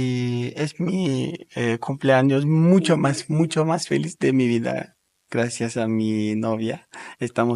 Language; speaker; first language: Spanish; non-native, learner; Turkish